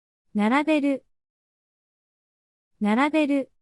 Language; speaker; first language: Japanese; native; Japanese